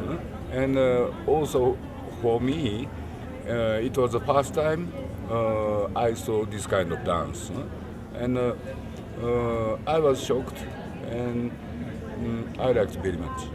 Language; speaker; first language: English; non-native, learner; Japanese